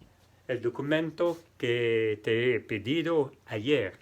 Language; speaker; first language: Spanish; non-native, fluent; French